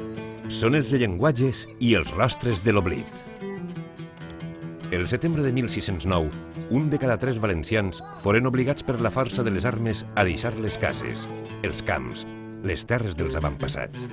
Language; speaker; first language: Catalan; native; Catalan